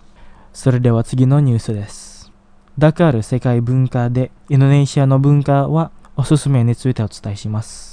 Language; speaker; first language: Japanese; non-native, fluent; Indonesian